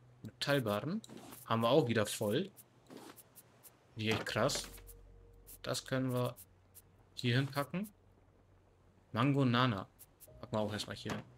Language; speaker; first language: German; native; German